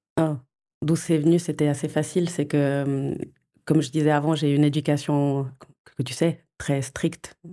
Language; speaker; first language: French; early bilingual, other home language; Portuguese